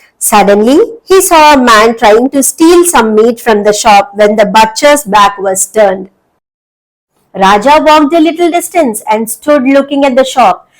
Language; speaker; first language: English; non-native, local second language; Telugu